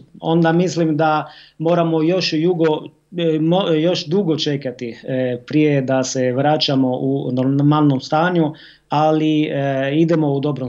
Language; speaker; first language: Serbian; non-native, fluent; Italian